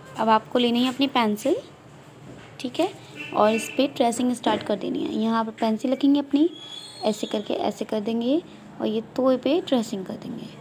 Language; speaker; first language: Urdu; native; Urdu